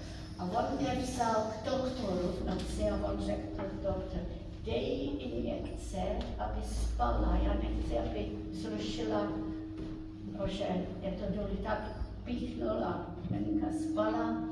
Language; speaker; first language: Czech; early bilingual, heritage; Czech